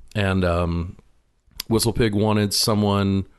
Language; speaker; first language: English; native; English